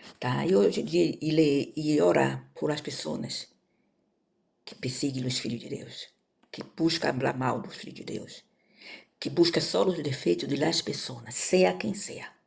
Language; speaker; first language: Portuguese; native; Portuguese